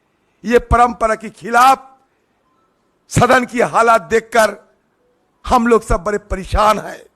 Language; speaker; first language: Hindi; non-native, local second language; Bangla